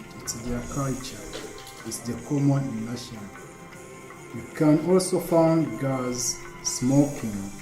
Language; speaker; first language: English; non-native, learner; Kinyarwanda